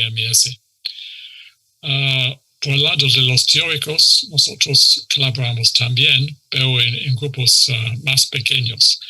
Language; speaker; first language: Spanish; non-native, fluent; English